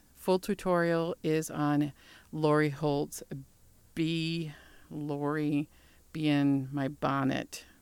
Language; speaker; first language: English; native; English